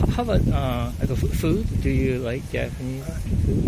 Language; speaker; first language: English; non-native, learner; Japanese